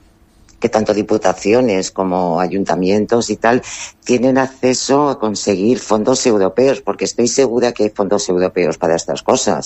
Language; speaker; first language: Spanish; native; Spanish